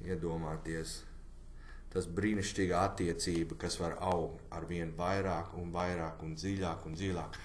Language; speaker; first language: Latvian; non-native, learner; English